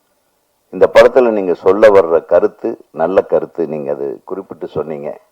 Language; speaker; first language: Tamil; native; Tamil